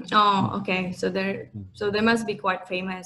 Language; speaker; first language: English; non-native, fluent; Indonesian